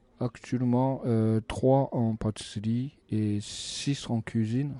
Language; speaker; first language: French; non-native, learner; Japanese